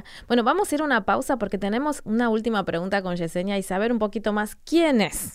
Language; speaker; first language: Spanish; native; Spanish